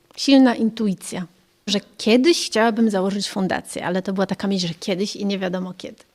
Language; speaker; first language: Polish; native; Polish